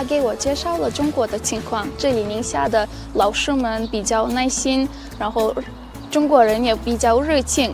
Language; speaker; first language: Chinese; non-native, fluent; Turkmen